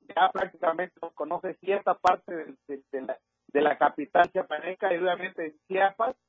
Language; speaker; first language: Spanish; native; Spanish